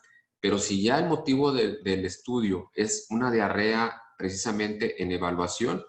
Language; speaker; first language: Spanish; native; Spanish